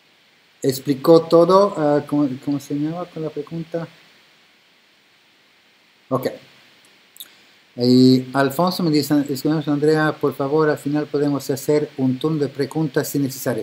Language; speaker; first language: Spanish; non-native, fluent; Italian